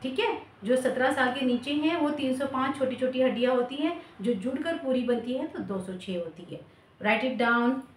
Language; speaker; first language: Hindi; non-native, local second language; Marathi